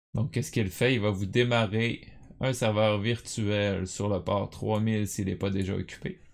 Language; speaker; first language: French; native; French